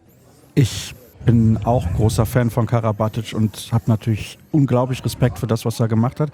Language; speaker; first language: German; native; German